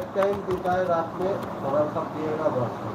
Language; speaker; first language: Hindi; non-native, local second language; Santali